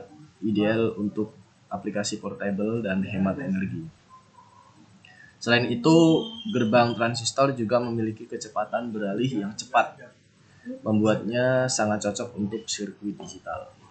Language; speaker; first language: Indonesian; native; Indonesian